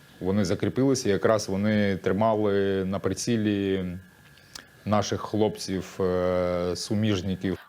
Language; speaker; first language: Ukrainian; early bilingual, other home language; Russian